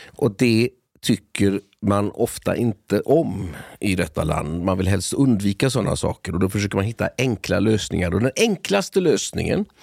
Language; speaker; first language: Swedish; native; Swedish